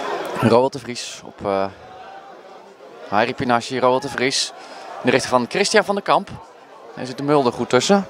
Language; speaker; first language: Dutch; native; Dutch